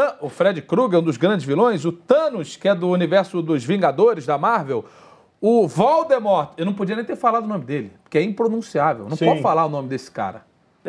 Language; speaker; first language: Portuguese; native; Portuguese